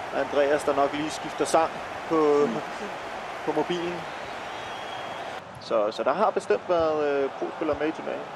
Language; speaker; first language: Danish; native; Danish